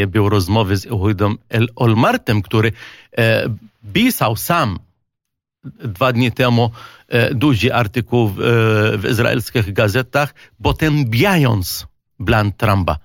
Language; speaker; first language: Polish; non-native, fluent; Arabic